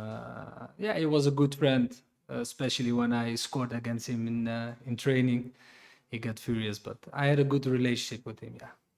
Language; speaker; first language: English; non-native, fluent; Dutch